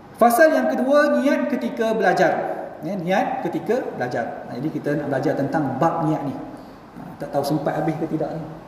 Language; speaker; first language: Malay; native; Malay